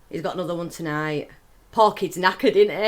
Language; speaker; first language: English; native; English